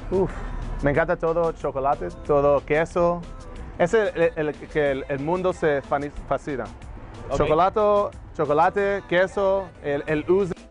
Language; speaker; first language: Spanish; non-native, learner; English